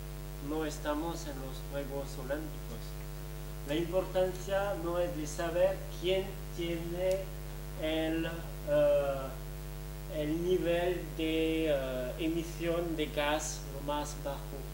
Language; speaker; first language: Spanish; non-native, fluent; French